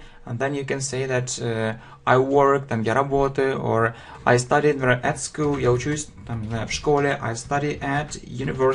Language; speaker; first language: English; non-native, fluent; Russian